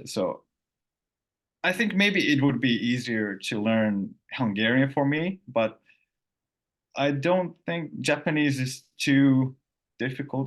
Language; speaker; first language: English; non-native, fluent; Finnish